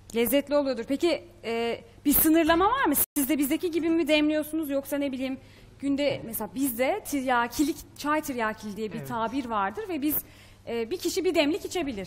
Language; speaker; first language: Turkish; native; Turkish